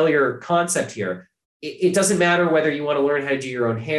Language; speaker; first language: English; native; English